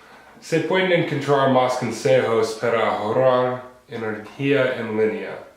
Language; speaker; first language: Spanish; non-native, learner; English